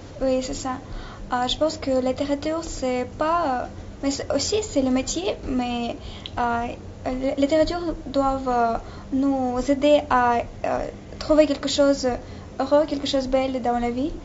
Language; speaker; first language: French; non-native, learner; Russian